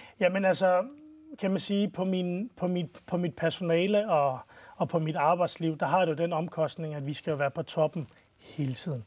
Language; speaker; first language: Danish; early bilingual, other home language; Arabic